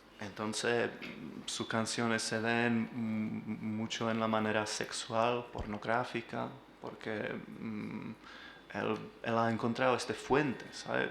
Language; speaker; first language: Spanish; non-native, learner; Czech